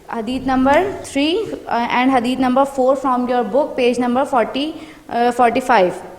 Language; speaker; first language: English; non-native, local second language; Urdu